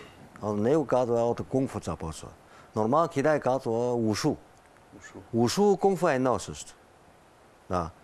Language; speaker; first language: Bulgarian; non-native, learner; Chinese